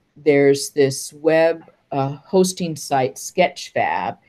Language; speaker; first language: English; native; English